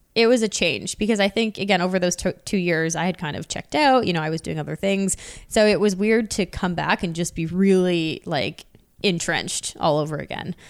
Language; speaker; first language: English; native; English